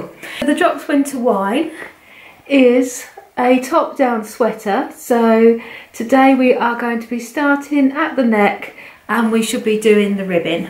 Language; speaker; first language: English; native; English